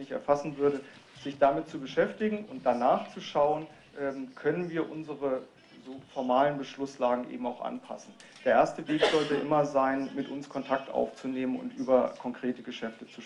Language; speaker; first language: German; native; German